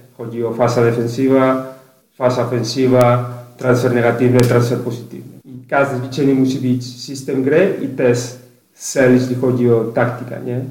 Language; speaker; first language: Polish; non-native, learner; Spanish